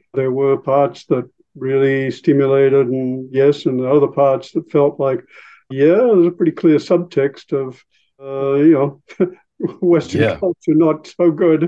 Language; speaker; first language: English; native; English